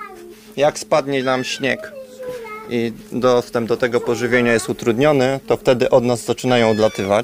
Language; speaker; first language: Polish; native; Polish